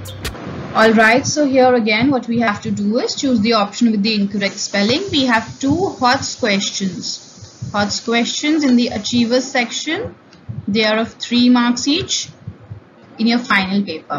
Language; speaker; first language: English; non-native, local second language; Hindi